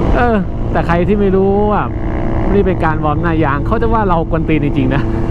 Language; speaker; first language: Thai; native; Thai